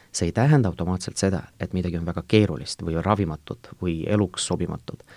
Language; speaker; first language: Estonian; non-native, local second language; Russian